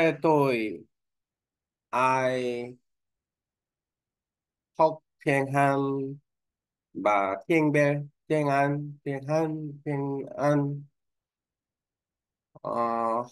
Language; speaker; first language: Vietnamese; non-native, learner; Korean